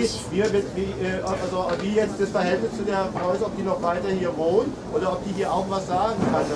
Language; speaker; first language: German; native; German